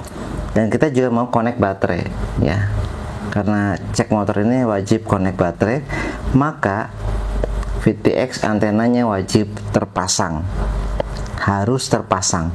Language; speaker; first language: Indonesian; native; Indonesian